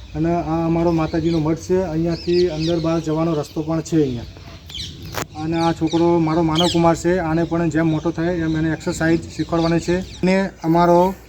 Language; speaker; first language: Gujarati; native; Gujarati